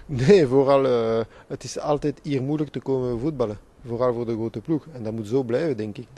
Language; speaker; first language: Dutch; non-native, local second language; French